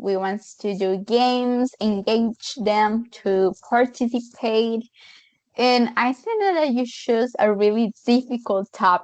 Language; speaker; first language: English; non-native, fluent; Spanish